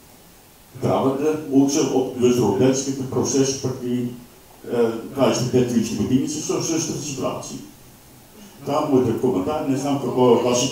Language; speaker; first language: Bulgarian; non-native, learner; Slovak